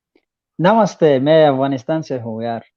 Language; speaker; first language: Hindi; non-native, learner; Pashto